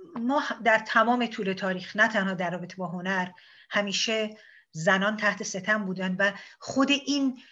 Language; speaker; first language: Persian; native; Persian